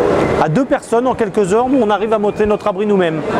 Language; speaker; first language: French; native; French